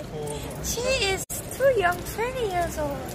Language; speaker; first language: English; non-native, learner; Korean